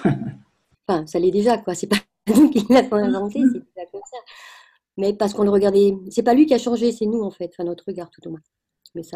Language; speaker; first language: French; native; French